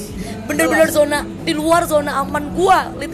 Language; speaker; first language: Indonesian; native; Indonesian